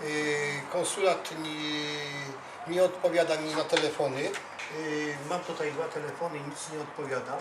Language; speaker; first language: Polish; non-native, learner; Russian